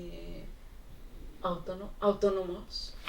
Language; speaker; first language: English; non-native, learner; Spanish